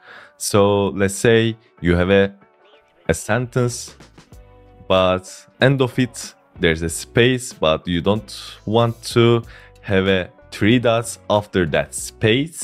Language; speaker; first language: English; non-native, fluent; Turkish